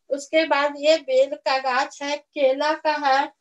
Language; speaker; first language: Hindi; native; Hindi